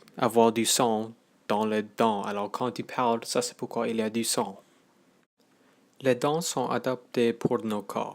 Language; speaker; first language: French; non-native, local second language; English